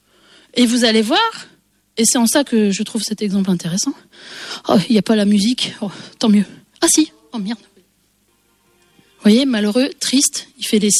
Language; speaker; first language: French; native; French